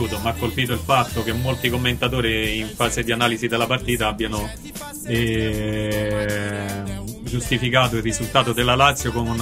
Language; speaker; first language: Italian; native; Italian